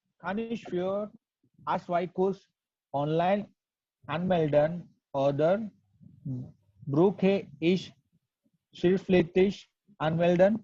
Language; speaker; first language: German; non-native, learner; Gujarati